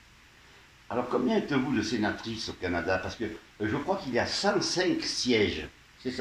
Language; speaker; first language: French; native; French